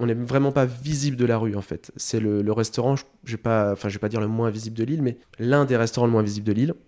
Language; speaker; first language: French; native; French